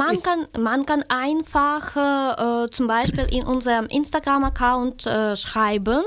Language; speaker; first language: German; non-native, learner; Ukrainian